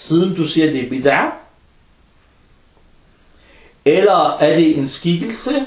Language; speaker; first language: Danish; early bilingual, other home language; Arabic